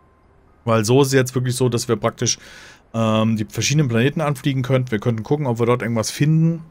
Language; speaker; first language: German; native; German